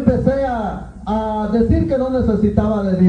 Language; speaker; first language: Spanish; native; Spanish